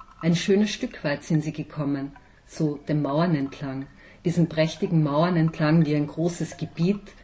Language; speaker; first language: German; native; German